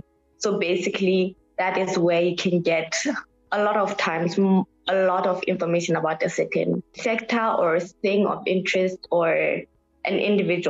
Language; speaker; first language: English; non-native, local second language; Southern Sotho